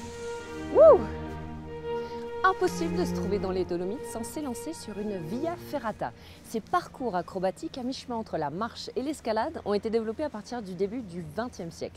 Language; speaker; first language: French; native; French